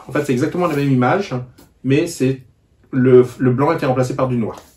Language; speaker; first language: French; native; French